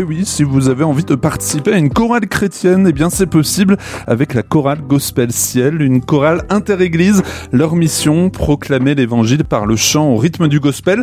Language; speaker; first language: French; native; French